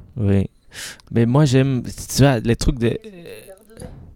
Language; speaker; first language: French; non-native, fluent; Spanish